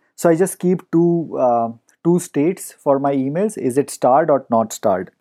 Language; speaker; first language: English; non-native, local second language; Hindi